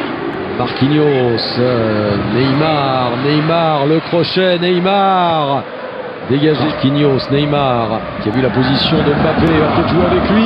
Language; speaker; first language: French; native; French